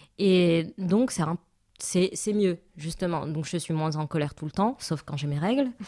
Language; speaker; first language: French; non-native, local second language; Arabic